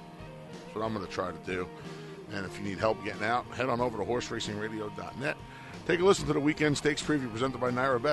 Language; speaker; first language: English; native; English